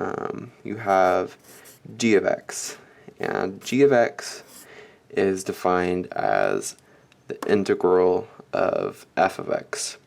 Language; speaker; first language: English; native; English